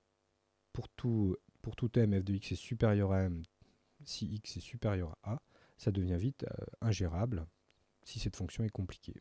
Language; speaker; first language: French; native; French